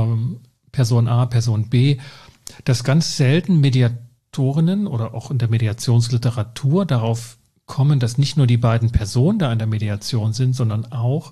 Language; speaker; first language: German; native; German